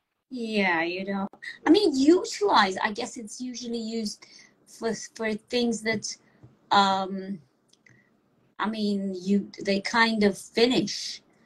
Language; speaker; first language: English; non-native, fluent; Persian